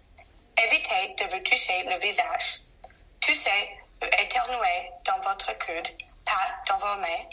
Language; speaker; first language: French; non-native, learner; English